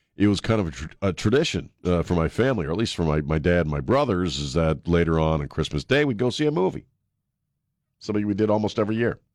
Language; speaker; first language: English; native; English